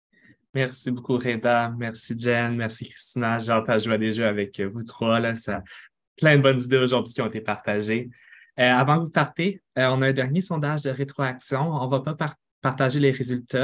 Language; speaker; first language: French; native; French